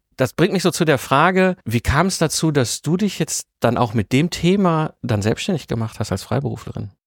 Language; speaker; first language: German; native; German